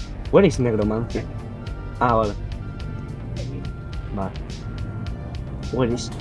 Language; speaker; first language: English; non-native, learner; Spanish